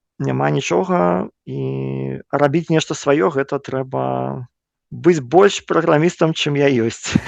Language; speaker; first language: Belarusian; non-native, local second language; Russian